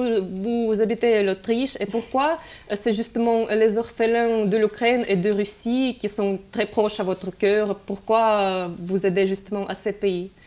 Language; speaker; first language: French; non-native, fluent; Russian